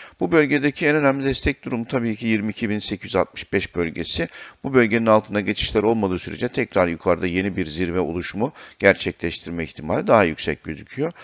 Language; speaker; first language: Turkish; native; Turkish